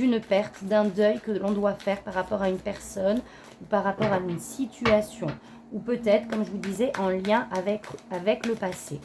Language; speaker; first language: French; native; French